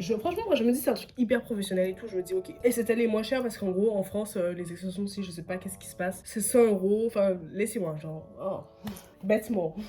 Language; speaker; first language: French; native; French